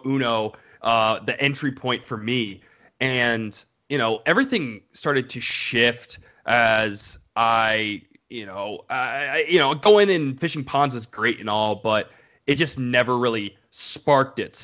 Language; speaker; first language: English; native; English